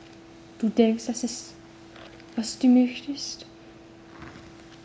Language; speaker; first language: German; non-native, learner; English